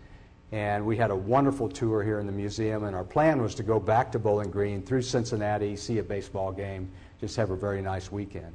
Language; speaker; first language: English; native; English